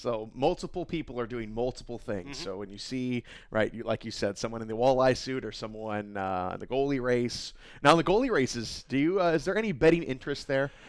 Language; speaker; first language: English; native; English